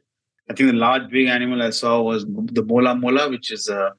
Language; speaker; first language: English; non-native, local second language; Hindi